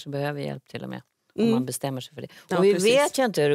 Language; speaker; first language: Swedish; native; Swedish